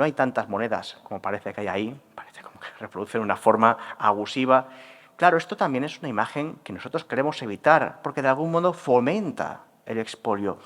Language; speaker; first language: Spanish; native; Spanish